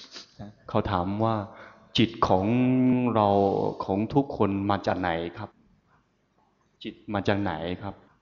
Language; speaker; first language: Thai; non-native, fluent; Chinese